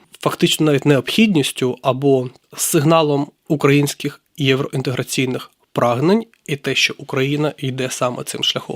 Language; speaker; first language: Ukrainian; native; Ukrainian